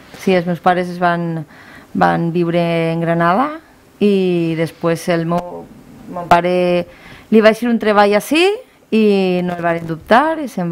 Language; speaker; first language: Catalan; non-native, local second language; Spanish